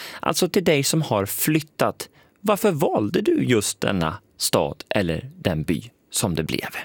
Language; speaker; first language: Swedish; native; Swedish